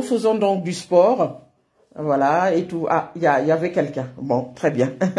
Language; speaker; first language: French; native; French